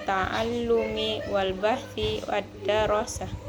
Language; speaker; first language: Arabic; non-native, learner; Indonesian